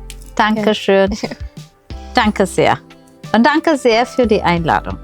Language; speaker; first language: German; non-native, fluent; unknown